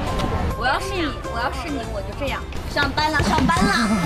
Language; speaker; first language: Chinese; native; Chinese